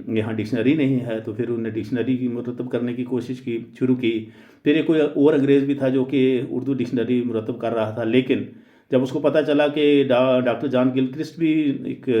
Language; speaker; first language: Urdu; native; Urdu